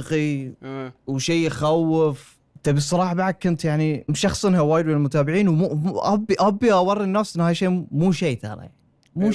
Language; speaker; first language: Arabic; native; Arabic